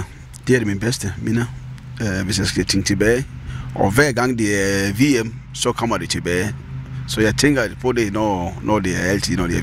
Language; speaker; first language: Danish; non-native, fluent; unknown